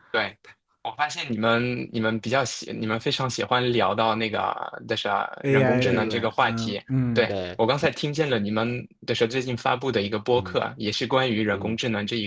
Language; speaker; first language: Chinese; non-native, fluent; French